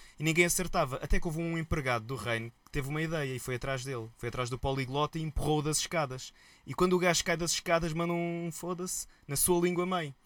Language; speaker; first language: Portuguese; native; Portuguese